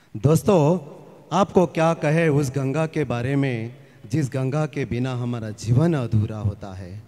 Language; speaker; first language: Hindi; non-native, local second language; Marathi